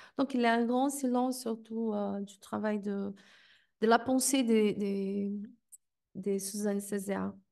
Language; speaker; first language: French; non-native, fluent; Portuguese